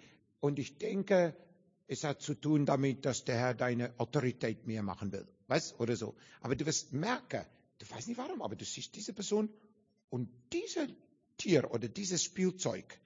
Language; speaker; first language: German; non-native, fluent; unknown